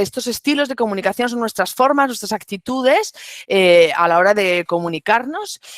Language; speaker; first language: Spanish; native; Spanish